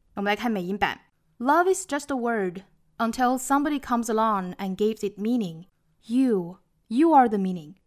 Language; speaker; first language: English; non-native, fluent; Chinese